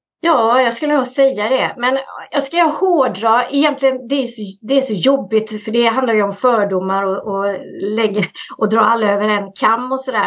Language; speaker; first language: Swedish; native; Swedish